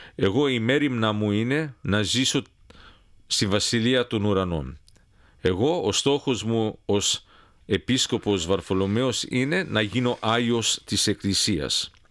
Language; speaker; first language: Greek; early bilingual, heritage; Greek